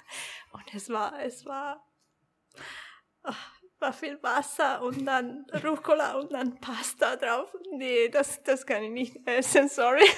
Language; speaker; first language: German; non-native, local second language; Italian